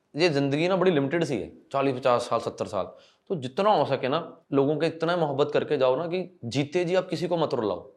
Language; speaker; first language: Hindi; non-native, local second language; Punjabi